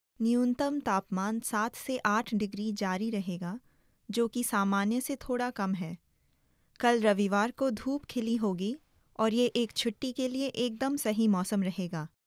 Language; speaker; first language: Hindi; native; Hindi